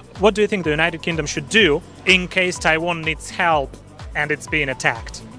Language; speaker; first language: English; non-native, fluent; Polish